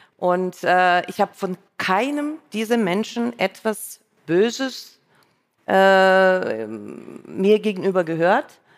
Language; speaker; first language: German; non-native, fluent; Russian